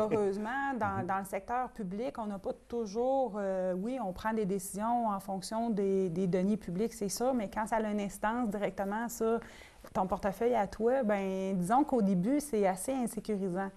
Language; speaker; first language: French; native; French